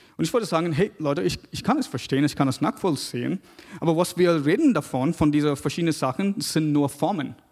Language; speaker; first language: German; non-native, fluent; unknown